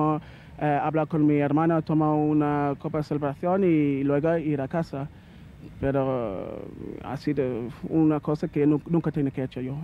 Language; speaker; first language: Spanish; non-native, learner; English